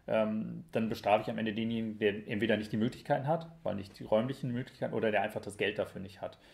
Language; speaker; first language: German; native; German